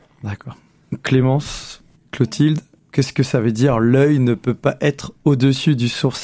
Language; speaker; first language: French; native; French